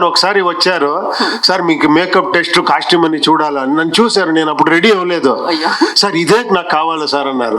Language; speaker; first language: Telugu; non-native, local second language; Kannada